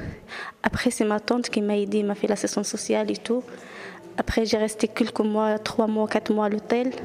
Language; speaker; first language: French; non-native, learner; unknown